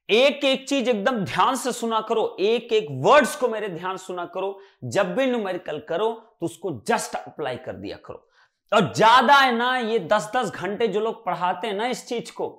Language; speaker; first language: Hindi; native; Hindi